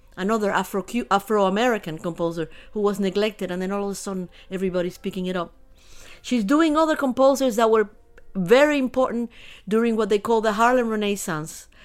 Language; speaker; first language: English; early bilingual, other home language; Spanish